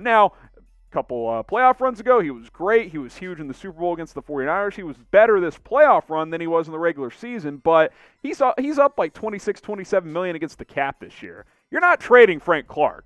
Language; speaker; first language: English; native; English